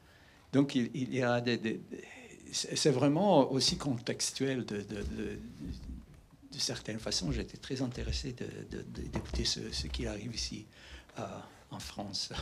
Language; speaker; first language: French; non-native, fluent; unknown